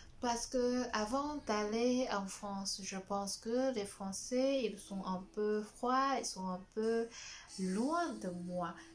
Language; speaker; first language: French; non-native, fluent; Chinese